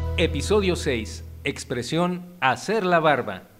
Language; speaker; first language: Spanish; native; Spanish